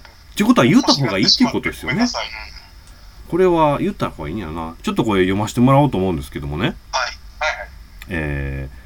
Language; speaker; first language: Japanese; native; Japanese